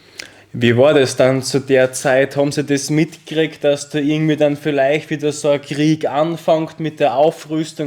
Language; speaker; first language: German; native; German